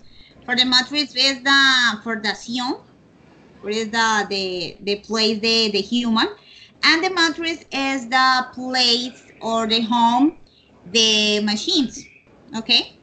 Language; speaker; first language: English; non-native, learner; Spanish